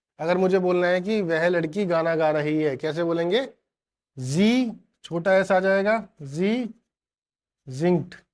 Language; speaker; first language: Hindi; native; Hindi